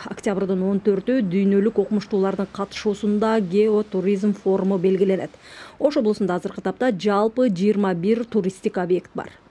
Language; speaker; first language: Kyrgyz; native; Kyrgyz